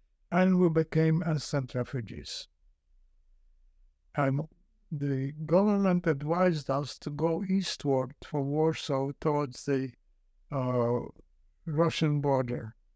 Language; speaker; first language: English; non-native, fluent; Polish